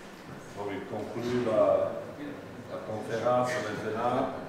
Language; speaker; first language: French; non-native, local second language; Italian